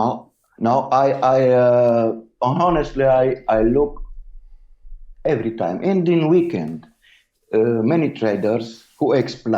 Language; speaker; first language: English; non-native, learner; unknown